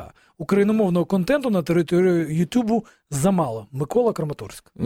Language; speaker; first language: Ukrainian; native; Ukrainian